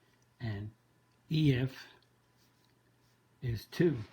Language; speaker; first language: English; native; English